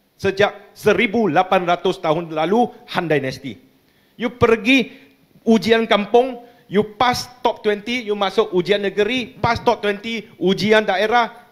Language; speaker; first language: Malay; non-native, local second language; Chinese